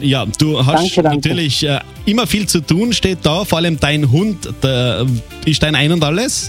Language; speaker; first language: German; native; German